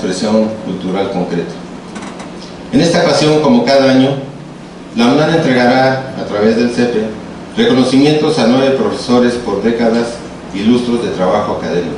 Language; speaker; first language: Spanish; native; Spanish